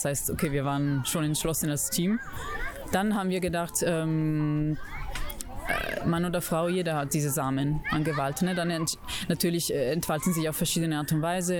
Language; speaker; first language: German; non-native, fluent; Italian